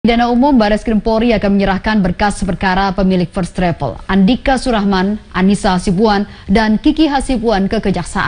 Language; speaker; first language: Indonesian; native; Indonesian